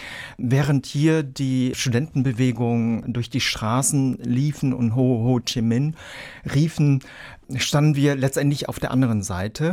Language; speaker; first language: German; early bilingual, other home language; Vietnamese